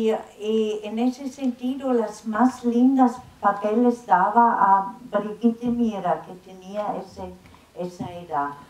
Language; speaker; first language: Spanish; non-native, fluent; German